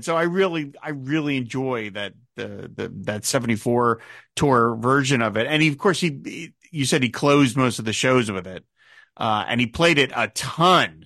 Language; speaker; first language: English; native; English